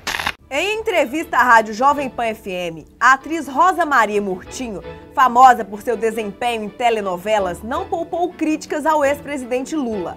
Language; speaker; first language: Portuguese; native; Portuguese